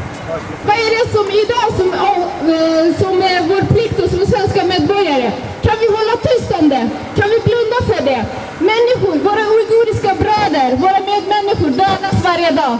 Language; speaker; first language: Swedish; non-native, fluent; Azerbaijani